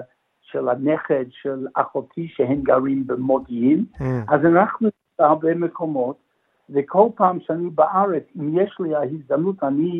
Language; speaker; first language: Hebrew; non-native, fluent; English